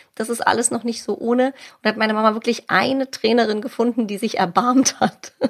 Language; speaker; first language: German; native; German